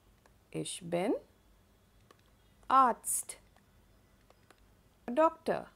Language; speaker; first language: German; non-native, fluent; Hindi